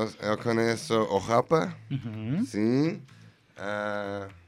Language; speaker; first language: Portuguese; non-native, learner; English